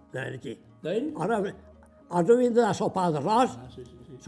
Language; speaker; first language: Catalan; native; Catalan